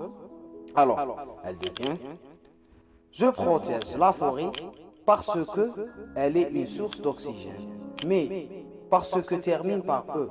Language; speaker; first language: French; non-native, local second language; Arabic